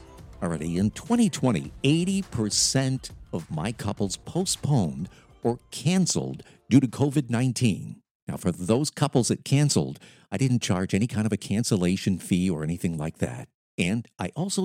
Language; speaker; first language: English; native; English